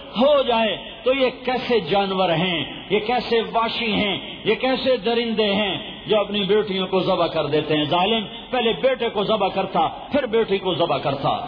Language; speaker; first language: Urdu; non-native, local second language; Punjabi